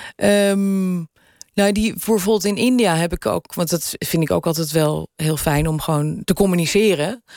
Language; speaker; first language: Dutch; native; Dutch